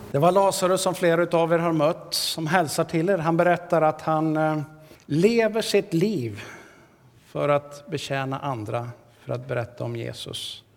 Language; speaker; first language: Swedish; native; Swedish